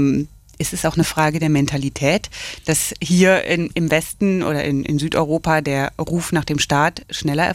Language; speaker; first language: German; native; German